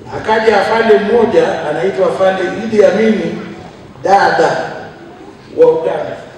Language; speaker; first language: Swahili; native; Swahili